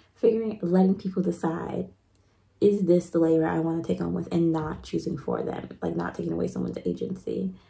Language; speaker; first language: English; native; English